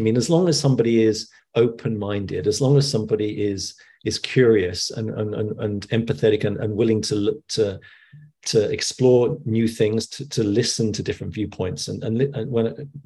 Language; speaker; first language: English; native; English